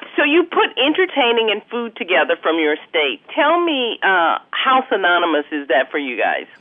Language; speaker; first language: English; native; English